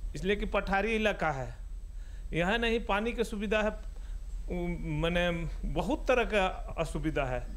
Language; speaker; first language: Hindi; native; Hindi